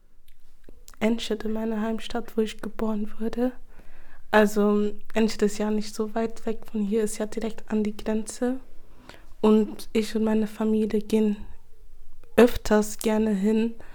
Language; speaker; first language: German; early bilingual, other home language; English